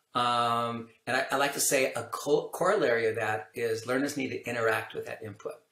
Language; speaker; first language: English; native; English